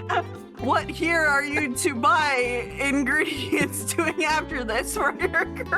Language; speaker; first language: English; native; English